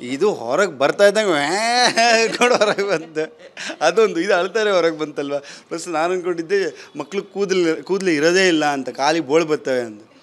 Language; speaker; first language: Kannada; native; Kannada